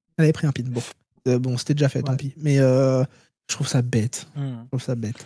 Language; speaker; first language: French; native; French